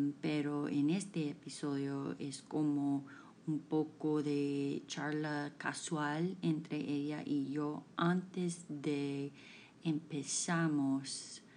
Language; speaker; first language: Spanish; non-native, fluent; English